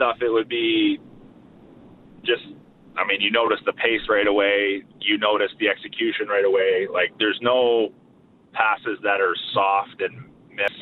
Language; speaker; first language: English; native; English